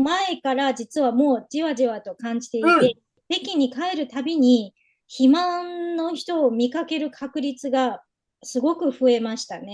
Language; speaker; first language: Japanese; native; Japanese